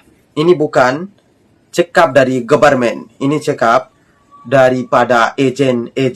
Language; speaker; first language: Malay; non-native, fluent; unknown